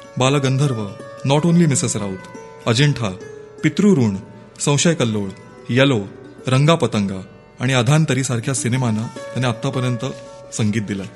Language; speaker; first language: Marathi; native; Marathi